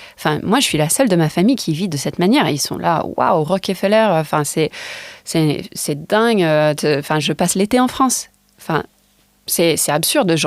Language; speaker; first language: French; non-native, fluent; English